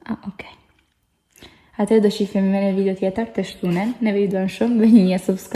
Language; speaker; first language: Albanian; early bilingual, heritage; Albanian